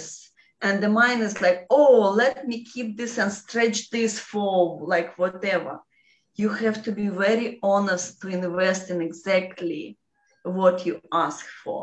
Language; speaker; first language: English; non-native, fluent; Russian